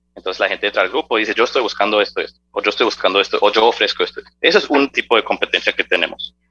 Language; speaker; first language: Spanish; early bilingual, heritage; Spanish